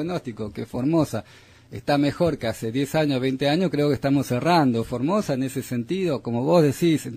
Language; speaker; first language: Spanish; native; Spanish